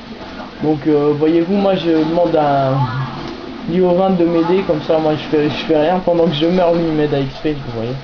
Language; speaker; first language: French; native; French